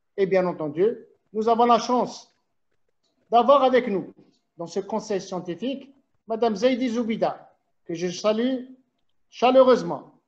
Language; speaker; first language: French; non-native, local second language; Arabic